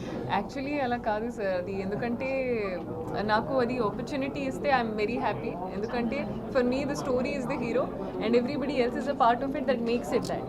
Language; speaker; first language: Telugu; non-native, learner; Hindi